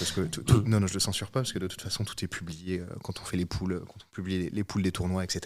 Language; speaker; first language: French; native; French